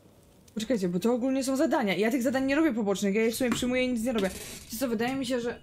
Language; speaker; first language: Polish; native; Polish